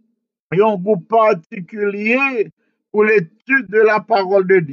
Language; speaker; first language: French; non-native, local second language; Haitian Creole